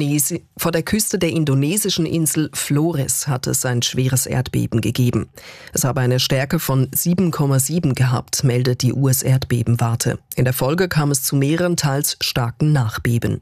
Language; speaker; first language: German; native; German